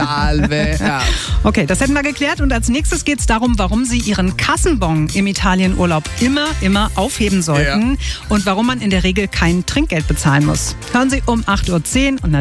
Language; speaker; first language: German; native; German